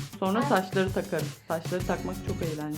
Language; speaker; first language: Turkish; native; Turkish